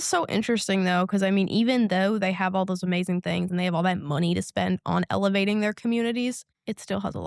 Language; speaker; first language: English; native; English